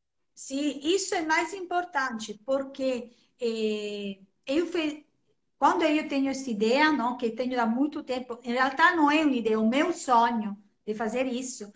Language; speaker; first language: Portuguese; non-native, fluent; Italian